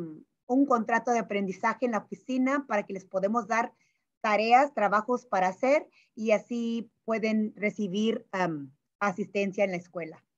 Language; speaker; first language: Spanish; early bilingual, heritage; Spanish